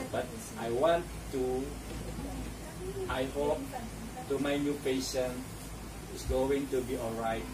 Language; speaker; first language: English; non-native, learner; Filipino